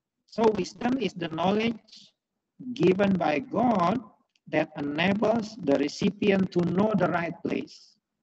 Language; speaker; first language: English; non-native, fluent; Indonesian